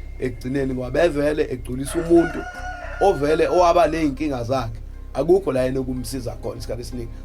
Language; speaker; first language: Zulu; native; Zulu